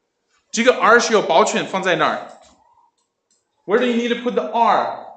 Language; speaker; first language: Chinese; non-native, learner; English